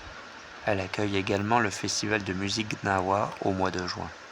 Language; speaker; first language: French; native; French